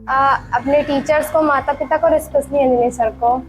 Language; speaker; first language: Hindi; native; Hindi